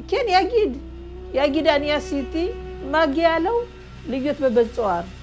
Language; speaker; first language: Hebrew; non-native, learner; Amharic